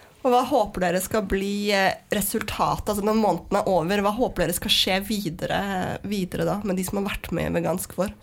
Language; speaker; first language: Norwegian; native; Norwegian